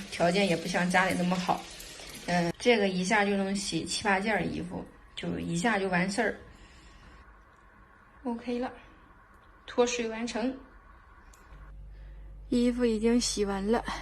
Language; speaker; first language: Chinese; native; Chinese